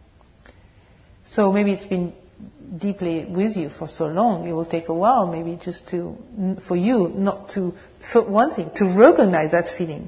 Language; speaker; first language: English; non-native, fluent; French